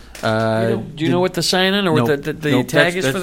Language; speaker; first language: English; native; English